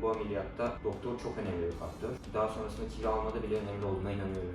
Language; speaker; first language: Turkish; native; Turkish